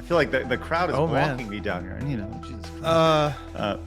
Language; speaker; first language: English; native; English